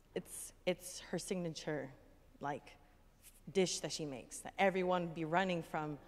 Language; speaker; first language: English; native; English